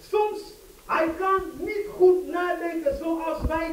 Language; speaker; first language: Dutch; non-native, fluent; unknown